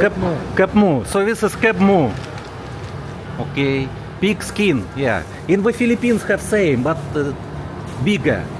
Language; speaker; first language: English; non-native, learner; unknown